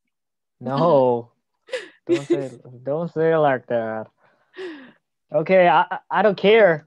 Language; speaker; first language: English; non-native, learner; Korean